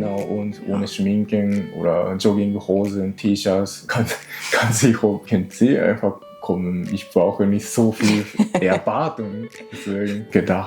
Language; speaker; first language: German; non-native, learner; Japanese